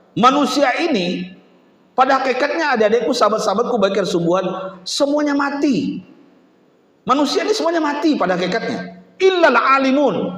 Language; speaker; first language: Indonesian; native; Indonesian